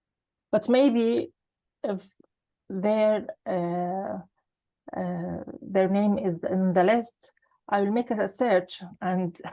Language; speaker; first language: English; non-native, learner; Arabic